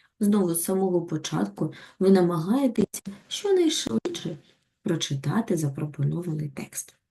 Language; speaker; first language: Ukrainian; native; Ukrainian